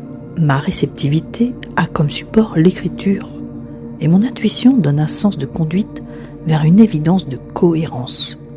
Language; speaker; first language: French; native; French